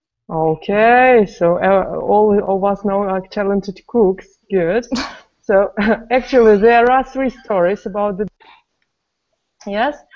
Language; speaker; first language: English; non-native, fluent; Russian